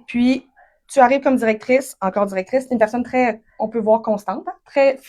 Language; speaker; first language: French; native; French